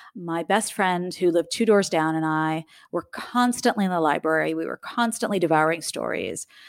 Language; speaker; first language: English; native; English